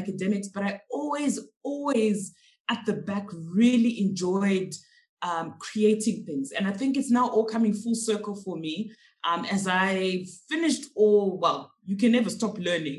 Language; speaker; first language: English; non-native, local second language; Shona